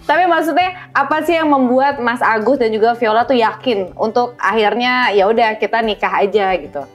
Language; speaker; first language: Indonesian; native; Indonesian